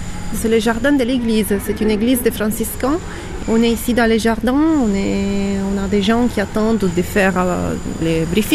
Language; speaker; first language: French; non-native, fluent; Italian